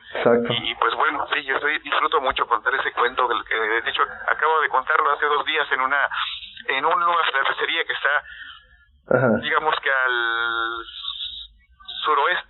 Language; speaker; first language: Spanish; native; Spanish